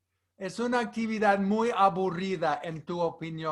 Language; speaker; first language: Spanish; non-native, fluent; English